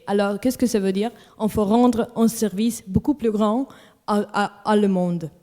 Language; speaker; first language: French; non-native, local second language; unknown